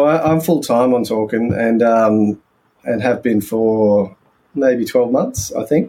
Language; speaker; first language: English; native; English